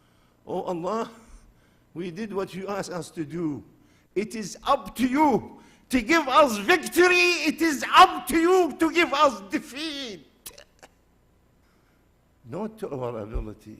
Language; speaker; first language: English; non-native, fluent; Arabic